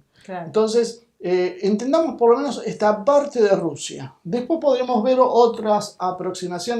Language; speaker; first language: Spanish; native; Spanish